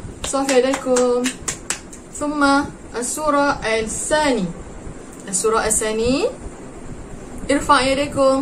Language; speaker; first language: Arabic; non-native, learner; Malay